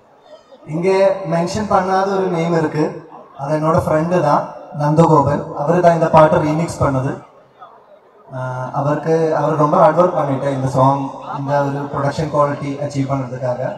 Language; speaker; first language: Tamil; non-native, learner; Malayalam